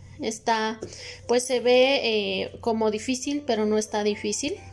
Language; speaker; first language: Spanish; native; Spanish